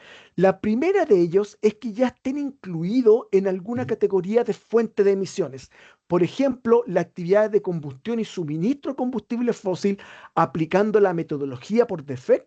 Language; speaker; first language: Spanish; native; Spanish